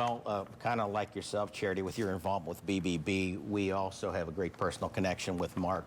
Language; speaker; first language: English; native; English